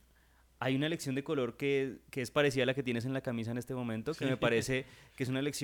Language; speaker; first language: Spanish; native; Spanish